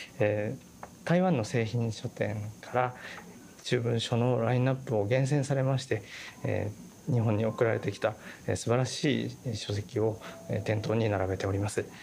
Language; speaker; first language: Japanese; non-native, fluent; Chinese